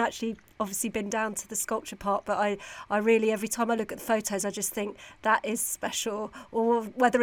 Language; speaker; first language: English; native; English